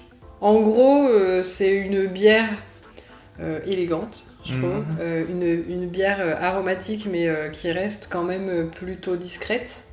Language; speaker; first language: French; native; French